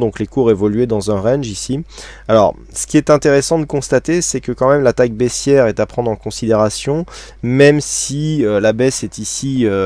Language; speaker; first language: French; native; French